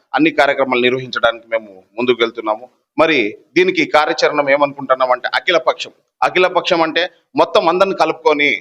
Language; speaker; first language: Telugu; non-native, local second language; Lambadi